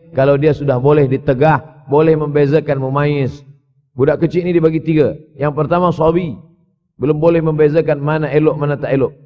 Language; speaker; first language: Malay; native; Malay